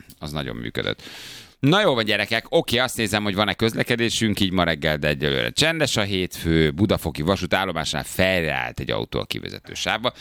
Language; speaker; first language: Hungarian; native; Hungarian